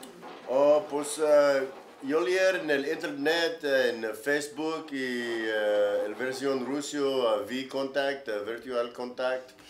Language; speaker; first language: Spanish; non-native, learner; English